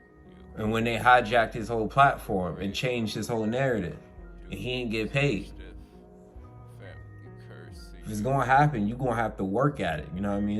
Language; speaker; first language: English; native; English